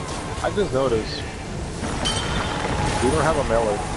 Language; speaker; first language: English; native; English